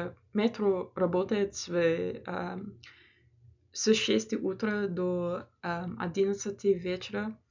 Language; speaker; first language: Russian; non-native, learner; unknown